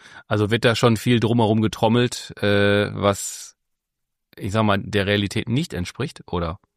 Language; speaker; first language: German; native; German